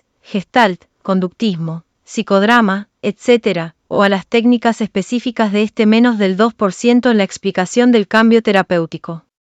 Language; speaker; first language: Spanish; native; Spanish